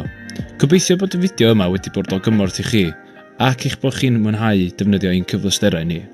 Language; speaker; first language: Welsh; native; Welsh